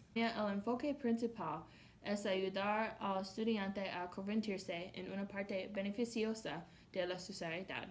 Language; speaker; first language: Spanish; non-native, learner; English